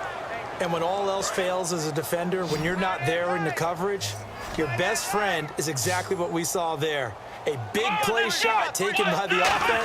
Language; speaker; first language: English; native; English